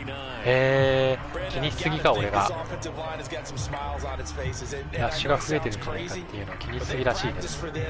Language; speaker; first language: Japanese; native; Japanese